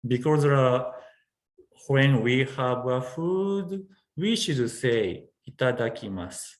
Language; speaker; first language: English; non-native, learner; Japanese